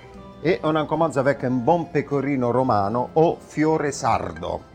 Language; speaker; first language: French; non-native, fluent; Italian